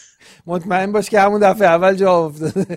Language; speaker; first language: Persian; native; Persian